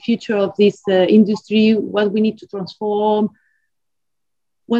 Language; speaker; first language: English; non-native, fluent; Spanish